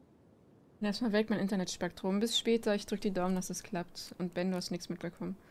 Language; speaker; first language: German; native; German